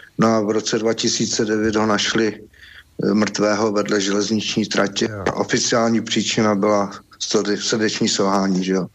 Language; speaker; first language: Czech; native; Czech